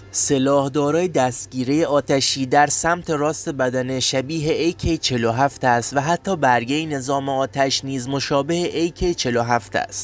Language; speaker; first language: Persian; native; Persian